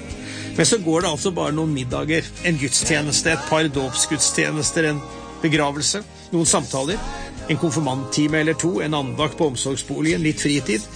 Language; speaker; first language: Norwegian; native; Norwegian